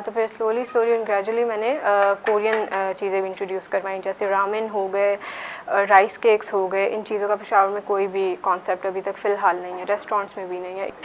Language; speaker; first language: Urdu; native; Urdu